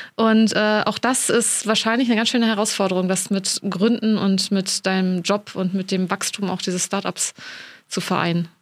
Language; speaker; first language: German; native; German